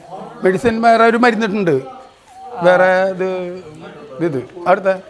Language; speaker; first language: Malayalam; native; Malayalam